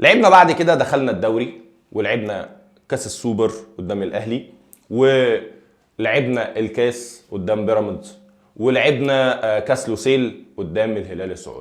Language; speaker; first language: Arabic; native; Arabic